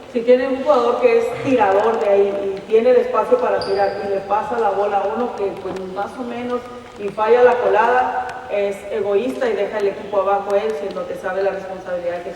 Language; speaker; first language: Spanish; native; Spanish